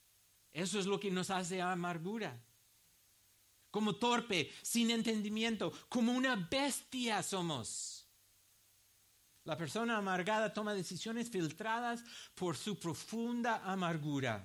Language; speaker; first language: Spanish; non-native, fluent; English